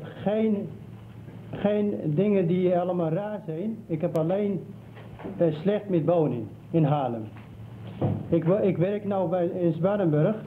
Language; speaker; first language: Dutch; non-native, learner; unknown